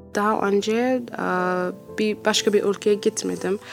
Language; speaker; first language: Turkish; non-native, learner; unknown